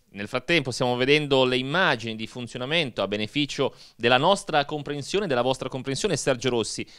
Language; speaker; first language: Italian; native; Italian